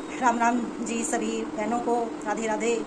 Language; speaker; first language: Hindi; native; Hindi